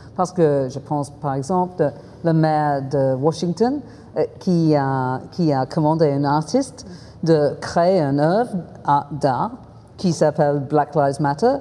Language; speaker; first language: French; non-native, fluent; English